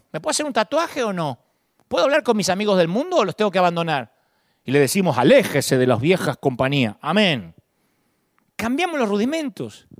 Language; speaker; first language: Spanish; native; Spanish